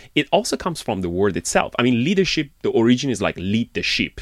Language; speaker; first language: English; non-native, fluent; Persian